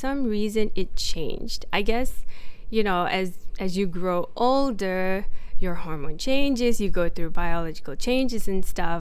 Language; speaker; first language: English; non-native, local second language; Malay